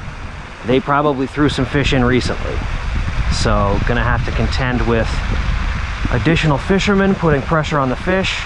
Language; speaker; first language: English; native; English